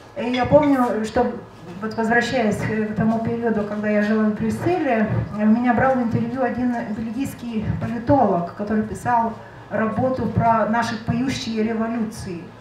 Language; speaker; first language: Russian; non-native, local second language; Lithuanian